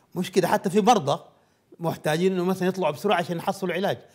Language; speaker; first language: Arabic; native; Arabic